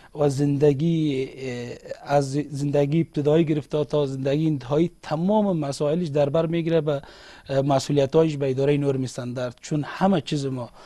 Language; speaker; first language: Persian; non-native, local second language; Uzbek